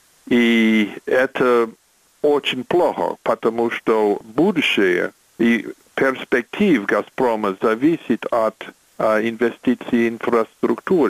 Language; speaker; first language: Russian; non-native, fluent; English